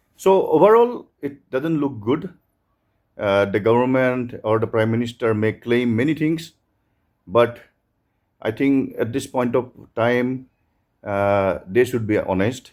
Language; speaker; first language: English; non-native, local second language; Assamese